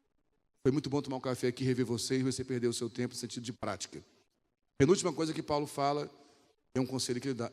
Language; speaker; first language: Portuguese; native; Portuguese